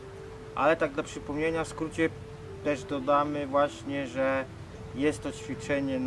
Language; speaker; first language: Polish; non-native, fluent; Vietnamese